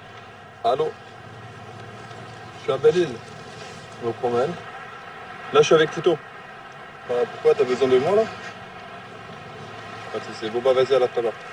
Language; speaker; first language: French; native; French